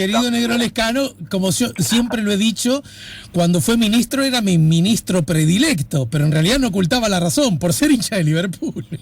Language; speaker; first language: Spanish; native; Spanish